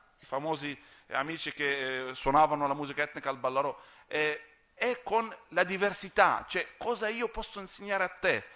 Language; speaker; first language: Italian; non-native, fluent; Arabic